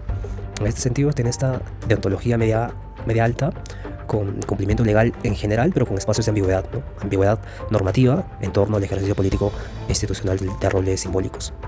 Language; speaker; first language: Spanish; native; Spanish